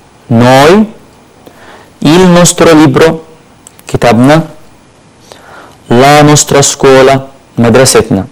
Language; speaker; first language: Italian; non-native, fluent; Arabic